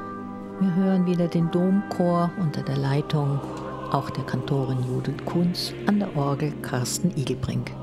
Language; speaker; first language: German; native; German